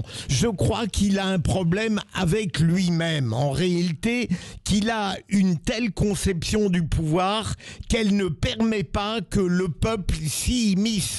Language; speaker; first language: French; native; French